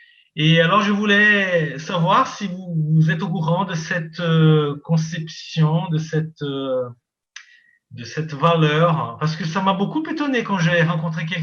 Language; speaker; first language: French; non-native, fluent; Portuguese